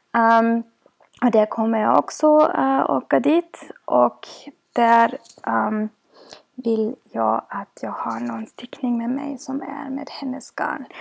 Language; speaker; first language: Swedish; non-native, fluent; German